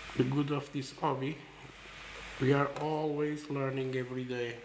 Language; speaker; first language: English; non-native, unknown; Portuguese